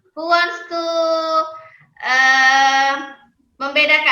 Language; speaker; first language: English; non-native, fluent; Indonesian